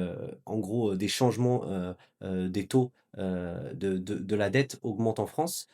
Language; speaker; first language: French; native; French